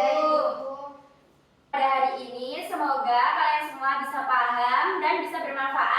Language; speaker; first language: Indonesian; native; Indonesian